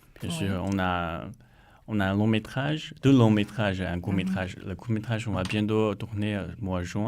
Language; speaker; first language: French; non-native, learner; Chinese